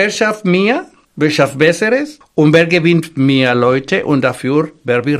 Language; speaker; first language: German; non-native, fluent; Spanish